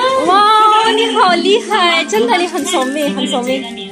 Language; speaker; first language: Chinese; non-native, learner; Urdu